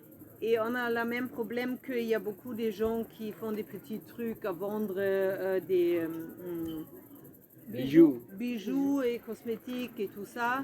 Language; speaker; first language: French; non-native, fluent; German